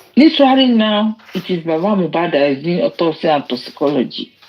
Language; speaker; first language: English; non-native, local second language; Yoruba